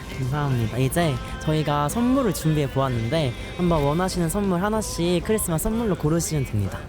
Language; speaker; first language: Korean; native; Korean